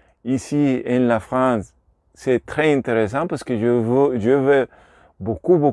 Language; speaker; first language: French; non-native, learner; Spanish